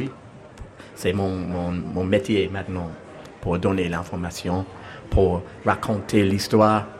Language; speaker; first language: French; non-native, learner; English